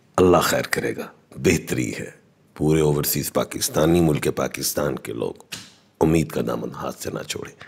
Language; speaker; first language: Urdu; non-native, local second language; Punjabi